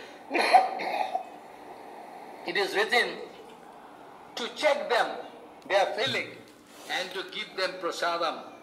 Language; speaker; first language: English; non-native, local second language; Bangla